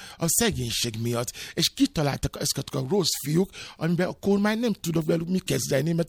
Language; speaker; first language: Hungarian; non-native, fluent; Yoruba